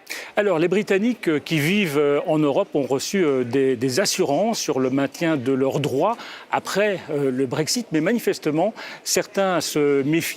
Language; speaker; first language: French; native; French